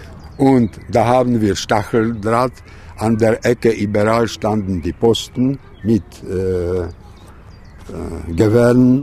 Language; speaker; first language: German; non-native, fluent; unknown